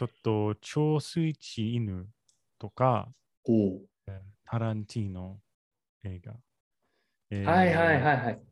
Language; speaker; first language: Japanese; non-native, learner; English